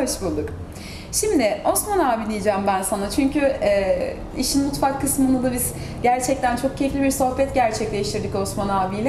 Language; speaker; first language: Turkish; native; Turkish